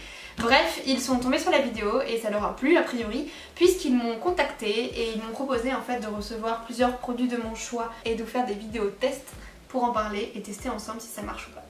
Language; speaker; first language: French; native; French